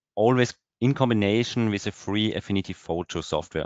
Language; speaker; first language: English; non-native, fluent; German